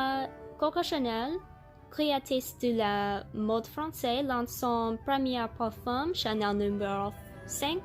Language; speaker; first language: French; non-native, learner; English